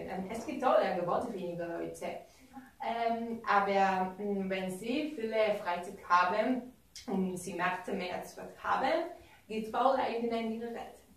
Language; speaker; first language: German; non-native, learner; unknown